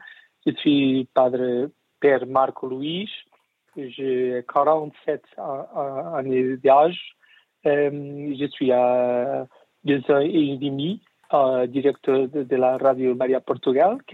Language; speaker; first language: French; non-native, learner; Portuguese